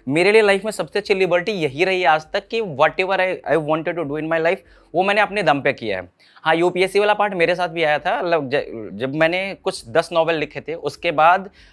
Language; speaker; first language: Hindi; native; Hindi